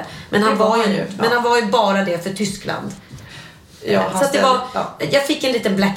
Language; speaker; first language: Swedish; native; Swedish